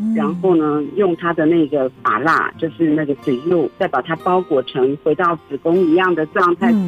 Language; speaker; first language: Chinese; native; Chinese